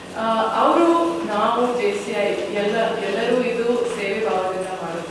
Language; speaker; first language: Kannada; non-native, fluent; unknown